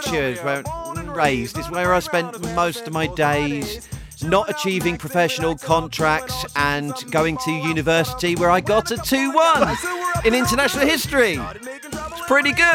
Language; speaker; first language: English; native; English